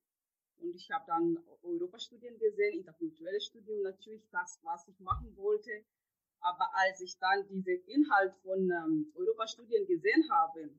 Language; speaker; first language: German; non-native, fluent; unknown